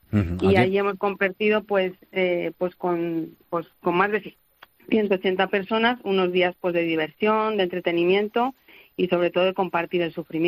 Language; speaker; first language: Spanish; native; Spanish